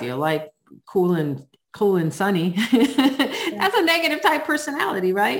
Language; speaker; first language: English; native; English